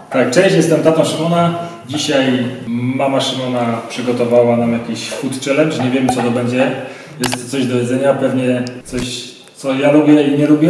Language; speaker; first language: Polish; native; Polish